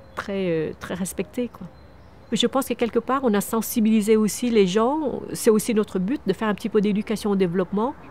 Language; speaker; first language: French; early bilingual, other home language; Vietnamese